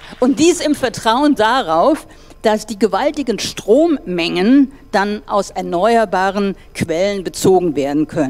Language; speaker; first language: German; native; German